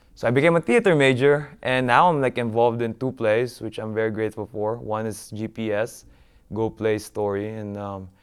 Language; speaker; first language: English; non-native, local second language; Filipino